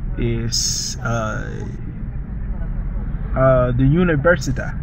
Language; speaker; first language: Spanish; non-native, learner; English